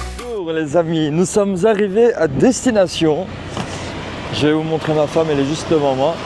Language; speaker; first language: French; early bilingual, heritage; Turkish